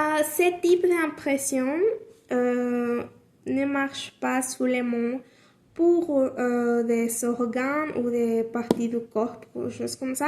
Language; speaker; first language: French; non-native, learner; Spanish